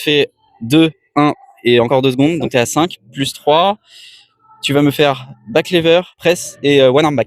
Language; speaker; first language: French; native; French